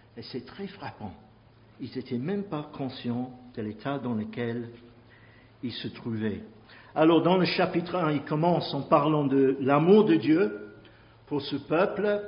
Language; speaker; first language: French; non-native, fluent; English